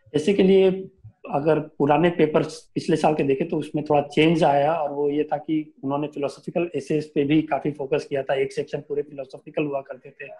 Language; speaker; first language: Hindi; native; Hindi